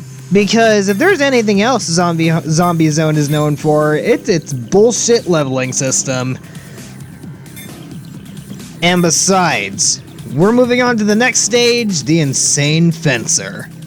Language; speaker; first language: English; native; English